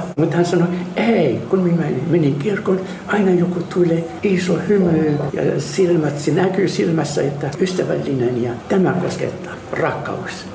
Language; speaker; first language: Finnish; non-native, learner; Arabic